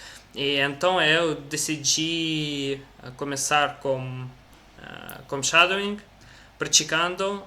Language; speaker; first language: Portuguese; non-native, learner; Russian